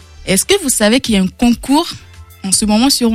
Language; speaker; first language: French; native; French